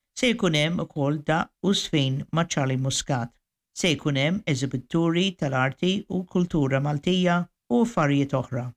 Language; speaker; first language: Maltese; native; Maltese